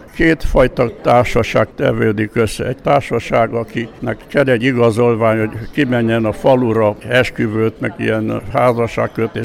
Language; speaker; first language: Hungarian; native; Hungarian